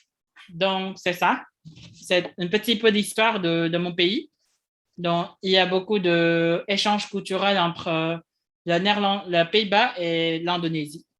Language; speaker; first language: French; non-native, fluent; Indonesian